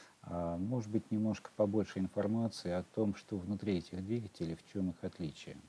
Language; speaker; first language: Russian; native; Russian